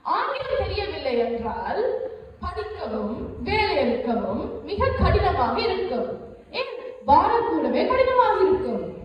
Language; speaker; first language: Tamil; early bilingual, heritage; Tamil